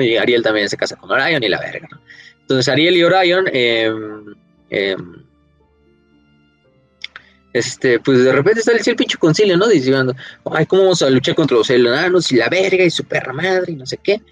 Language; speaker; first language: Spanish; native; Spanish